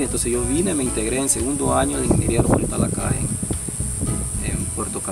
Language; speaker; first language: Spanish; native; Spanish